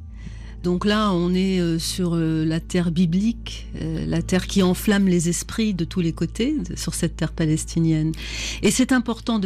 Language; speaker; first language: French; native; French